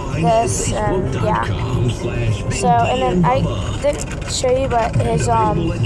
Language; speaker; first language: English; native; English